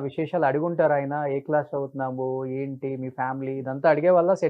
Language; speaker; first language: Telugu; native; Telugu